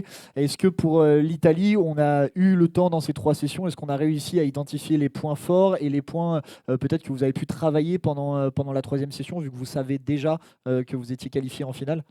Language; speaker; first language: French; native; French